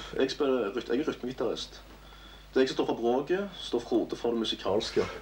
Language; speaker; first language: Norwegian; native; Norwegian